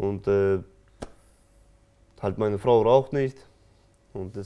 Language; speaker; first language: German; non-native, fluent; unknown